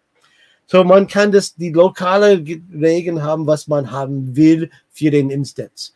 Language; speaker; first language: German; non-native, learner; English